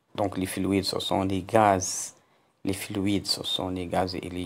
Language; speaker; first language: French; non-native, local second language; Arabic